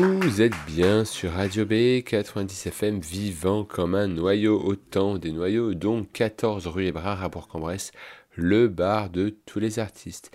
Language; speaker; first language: French; native; French